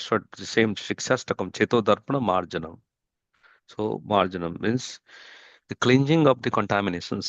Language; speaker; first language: English; non-native, fluent; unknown